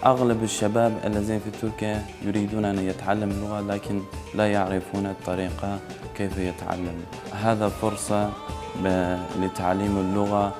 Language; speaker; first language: Arabic; non-native, learner; Turkish